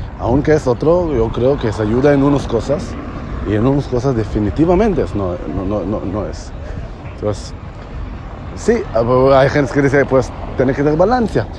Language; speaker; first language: Spanish; non-native, fluent; Hebrew